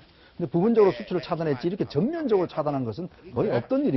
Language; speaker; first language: Korean; native; Korean